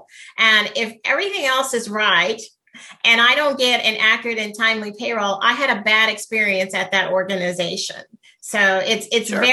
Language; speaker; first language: English; native; English